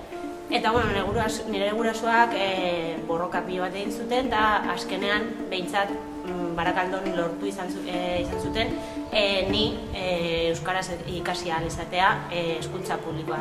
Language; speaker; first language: Basque; non-native, local second language; Spanish